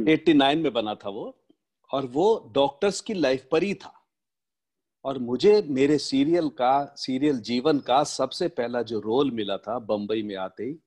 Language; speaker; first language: Hindi; native; Hindi